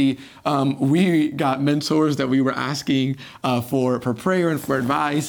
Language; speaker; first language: English; native; English